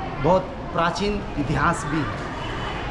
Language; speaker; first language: Hindi; non-native, local second language; Telugu